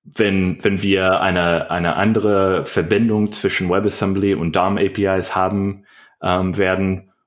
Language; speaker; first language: German; non-native, learner; English